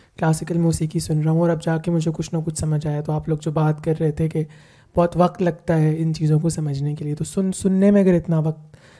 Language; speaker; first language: Urdu; native; Urdu